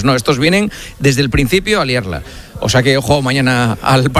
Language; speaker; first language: Spanish; native; Spanish